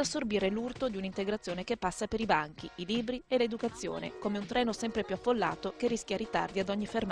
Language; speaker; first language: Italian; native; Italian